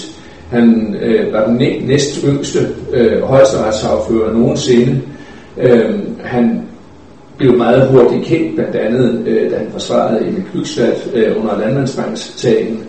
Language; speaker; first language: Danish; native; Danish